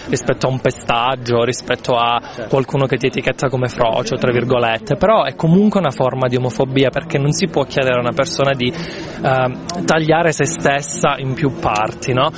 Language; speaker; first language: Italian; native; Italian